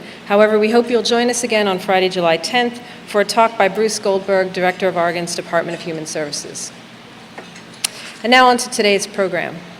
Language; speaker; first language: English; native; English